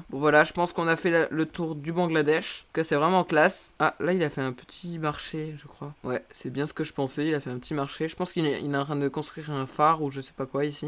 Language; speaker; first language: French; native; French